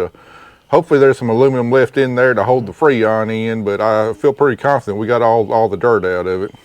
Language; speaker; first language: English; native; English